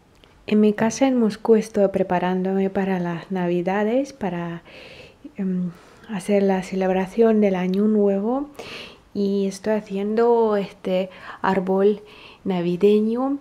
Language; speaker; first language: Spanish; non-native, fluent; Russian